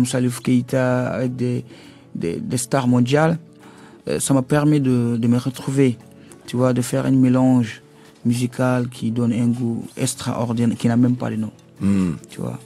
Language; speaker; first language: French; non-native, local second language; Bambara